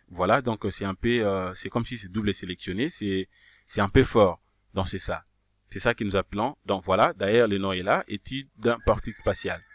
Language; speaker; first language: French; non-native, local second language; Kongo